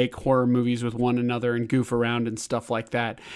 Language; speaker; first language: English; native; English